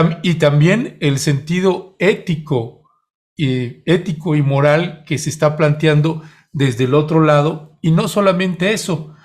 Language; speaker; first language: Spanish; native; Spanish